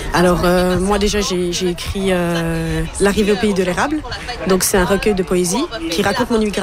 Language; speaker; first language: French; native; French